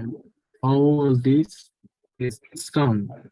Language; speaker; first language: English; non-native, learner; Spanish